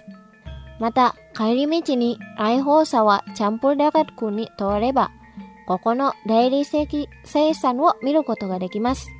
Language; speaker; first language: Japanese; non-native, fluent; Indonesian